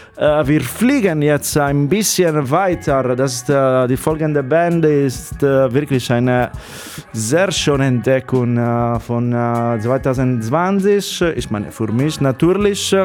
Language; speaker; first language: German; non-native, learner; Italian